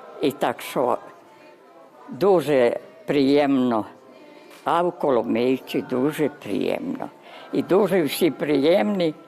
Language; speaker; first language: Ukrainian; early bilingual, heritage; Ukrainian